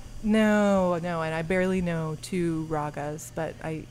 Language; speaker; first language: English; early bilingual, other home language; French